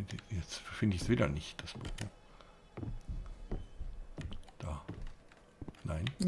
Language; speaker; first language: German; native; German